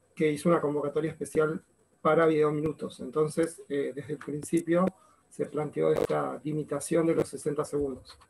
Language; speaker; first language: Spanish; native; Spanish